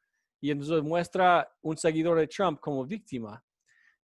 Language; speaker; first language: Spanish; non-native, fluent; English